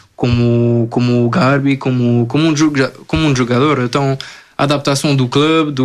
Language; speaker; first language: Portuguese; non-native, fluent; French